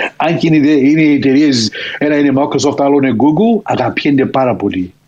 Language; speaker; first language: Greek; early bilingual, heritage; Greek